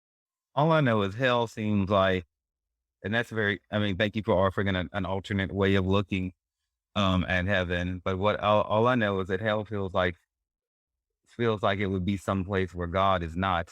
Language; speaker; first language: English; native; English